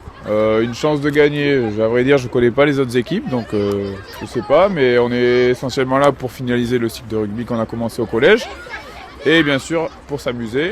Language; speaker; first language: French; native; French